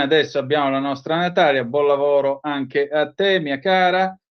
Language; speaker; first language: Italian; native; Italian